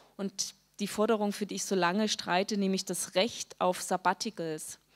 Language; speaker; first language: German; native; German